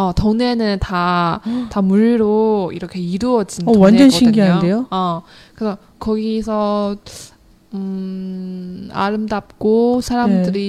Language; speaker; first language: Korean; non-native, learner; Chinese